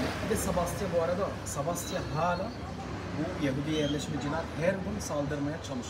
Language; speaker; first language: Turkish; non-native, learner; Arabic